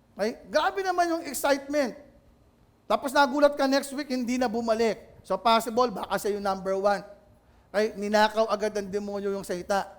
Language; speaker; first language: Filipino; native; Filipino